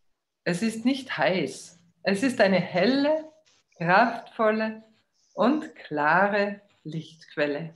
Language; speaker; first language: German; native; German